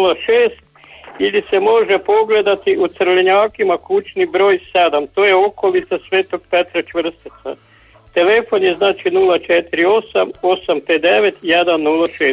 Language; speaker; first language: Croatian; native; Croatian